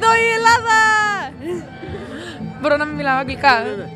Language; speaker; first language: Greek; early bilingual, heritage; English